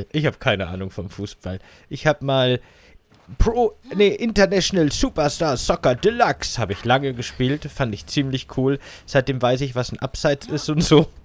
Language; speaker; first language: German; native; German